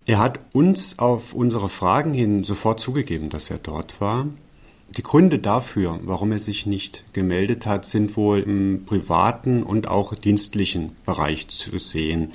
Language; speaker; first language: German; native; German